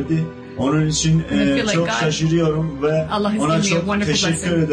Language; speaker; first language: Turkish; non-native, local second language; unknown